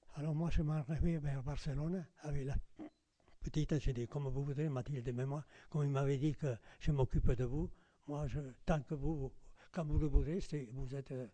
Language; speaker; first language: French; non-native, fluent; Spanish